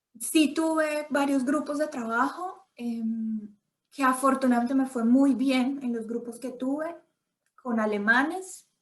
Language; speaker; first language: Spanish; native; Spanish